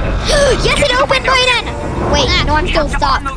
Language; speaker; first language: English; native; English